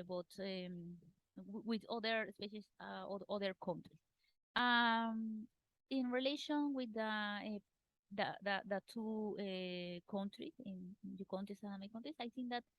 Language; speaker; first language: English; non-native, learner; Spanish